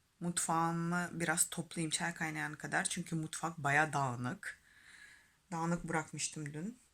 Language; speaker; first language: Turkish; non-native, fluent; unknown